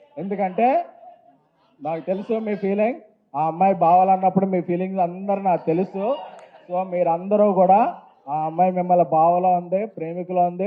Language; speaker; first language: Telugu; native; Telugu